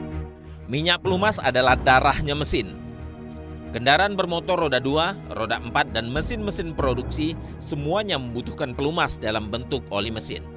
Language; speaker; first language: Indonesian; native; Indonesian